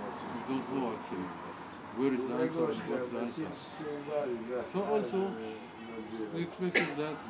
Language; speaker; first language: English; non-native, learner; Arabic